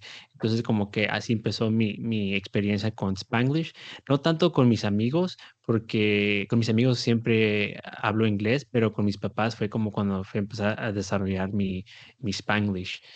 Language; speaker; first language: Spanish; early bilingual, heritage; Spanish